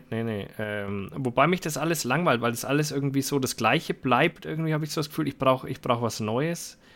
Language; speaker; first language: German; native; German